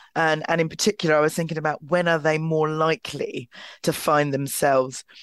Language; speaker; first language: English; native; English